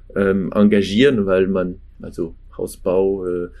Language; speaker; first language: German; non-native, fluent; French